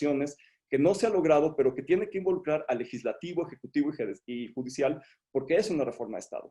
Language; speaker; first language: Spanish; native; Spanish